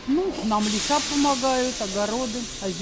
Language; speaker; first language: Russian; native; Russian